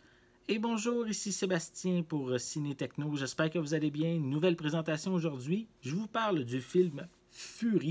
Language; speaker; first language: French; native; French